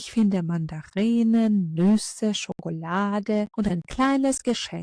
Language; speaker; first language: German; non-native, fluent; Ukrainian